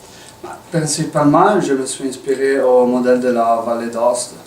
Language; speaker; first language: French; non-native, local second language; Italian